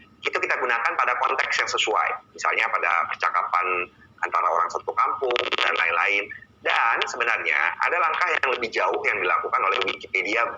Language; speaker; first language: Indonesian; native; Indonesian